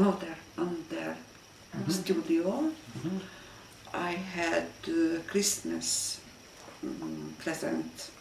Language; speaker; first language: English; non-native, learner; Hungarian